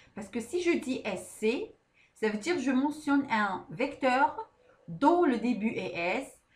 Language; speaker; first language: French; non-native, local second language; Arabic